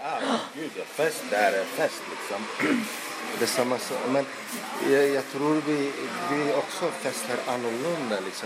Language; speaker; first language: Swedish; non-native, local second language; Arabic